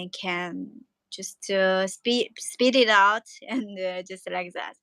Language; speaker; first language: English; non-native, learner; Chinese